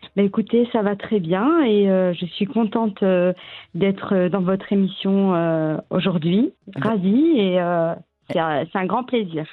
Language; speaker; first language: French; early bilingual, other home language; Arabic